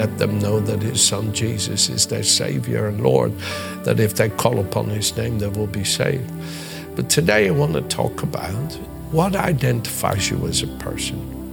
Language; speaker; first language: English; non-native, fluent; Dutch